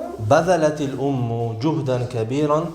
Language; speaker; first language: Arabic; non-native, fluent; Uzbek